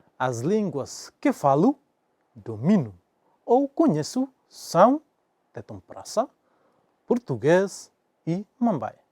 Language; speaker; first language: Portuguese; non-native, local second language; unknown